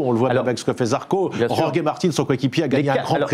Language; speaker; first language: French; native; French